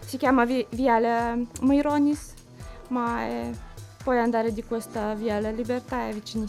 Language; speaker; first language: Italian; non-native, learner; Lithuanian